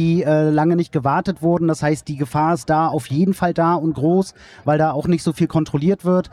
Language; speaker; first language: German; native; German